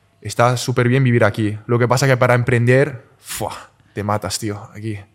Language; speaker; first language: Spanish; early bilingual, other home language; Chinese